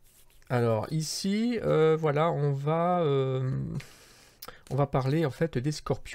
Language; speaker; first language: French; native; French